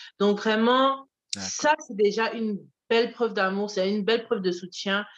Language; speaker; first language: French; early bilingual, other home language; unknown